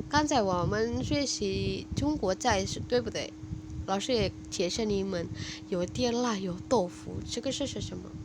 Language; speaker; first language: Chinese; non-native, fluent; Indonesian